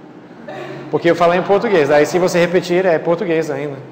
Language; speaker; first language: Portuguese; non-native, fluent; English